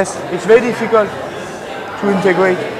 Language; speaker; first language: English; non-native, fluent; French